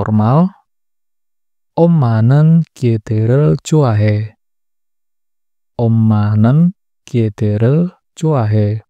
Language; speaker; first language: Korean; non-native, fluent; Indonesian